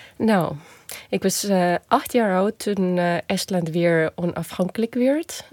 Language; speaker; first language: Dutch; non-native, fluent; Estonian